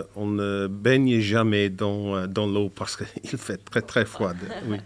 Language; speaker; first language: French; non-native, fluent; English